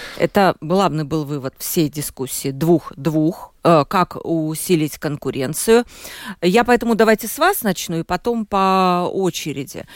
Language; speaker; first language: Russian; native; Russian